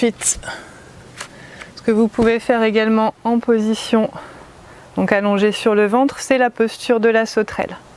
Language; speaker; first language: French; native; French